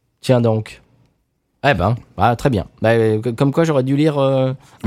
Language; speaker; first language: French; native; French